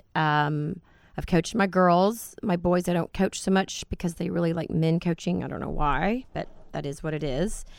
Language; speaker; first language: English; native; English